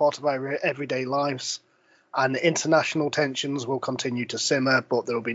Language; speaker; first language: English; native; English